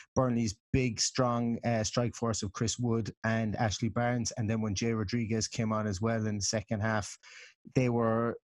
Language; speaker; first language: English; native; English